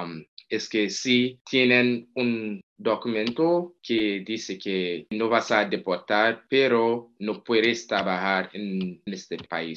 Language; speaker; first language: Spanish; non-native, fluent; Haitian Creole